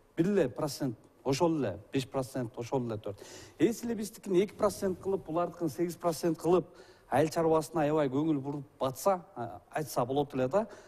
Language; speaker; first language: Kyrgyz; native; Kyrgyz